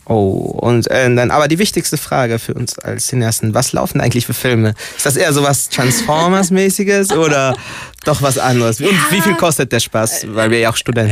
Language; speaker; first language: German; native; German